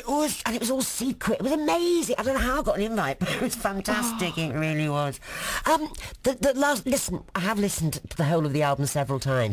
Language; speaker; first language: English; native; English